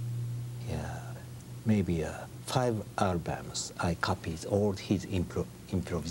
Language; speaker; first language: English; non-native, learner; Japanese